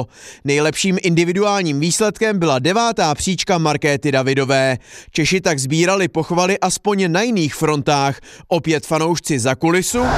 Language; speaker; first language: Czech; native; Czech